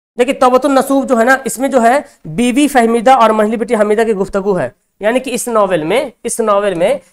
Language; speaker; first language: Hindi; native; Hindi